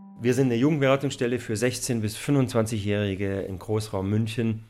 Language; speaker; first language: German; native; German